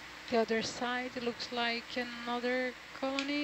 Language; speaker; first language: English; non-native, fluent; Portuguese